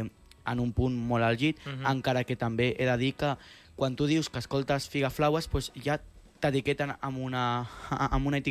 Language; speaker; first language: Catalan; non-native, local second language; Spanish